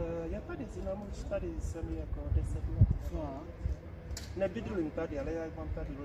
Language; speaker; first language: Czech; non-native, learner; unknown